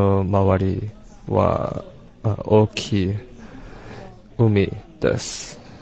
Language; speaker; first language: Japanese; non-native, learner; English